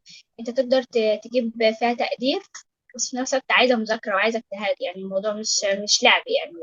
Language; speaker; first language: Arabic; native; Arabic